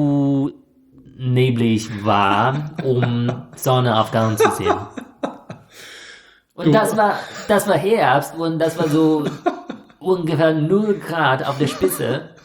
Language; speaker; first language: German; non-native, fluent; Chinese